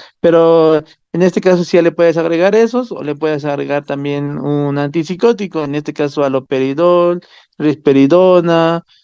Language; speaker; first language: Spanish; native; Spanish